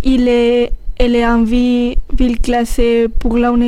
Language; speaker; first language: French; non-native, learner; Spanish